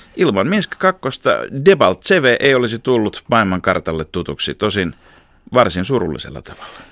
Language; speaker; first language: Finnish; native; Finnish